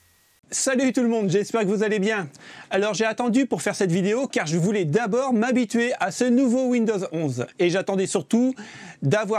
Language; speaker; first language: French; native; French